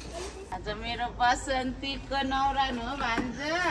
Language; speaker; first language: Nepali; native; Nepali